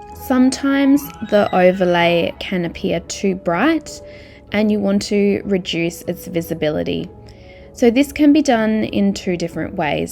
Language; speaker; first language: English; native; English